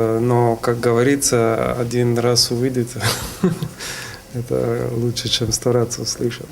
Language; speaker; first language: Russian; non-native, learner; Italian